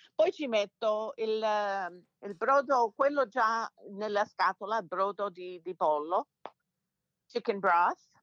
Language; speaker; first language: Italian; early bilingual, heritage; Italian